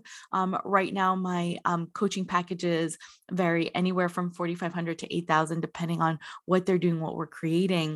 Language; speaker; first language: English; native; English